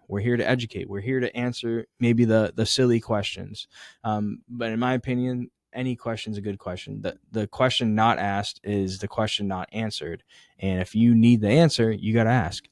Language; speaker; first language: English; native; English